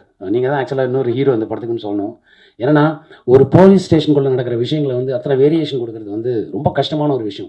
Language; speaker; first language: Tamil; native; Tamil